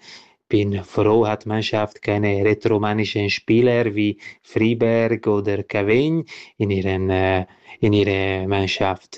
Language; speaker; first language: German; non-native, learner; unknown